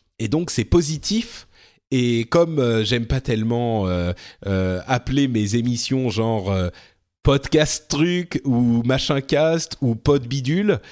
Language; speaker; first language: French; native; French